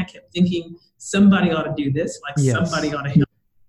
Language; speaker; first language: English; native; English